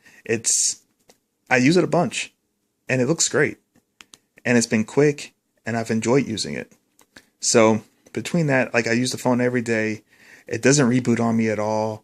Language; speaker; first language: English; native; English